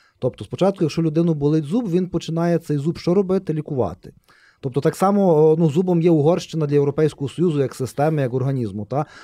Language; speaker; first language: Ukrainian; native; Ukrainian